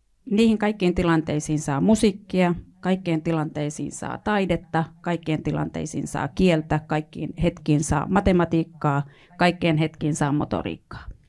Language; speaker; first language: Finnish; native; Finnish